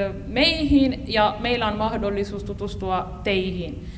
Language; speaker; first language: Finnish; non-native, fluent; Persian